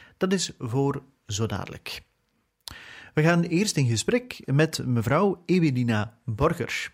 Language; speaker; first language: Dutch; native; Dutch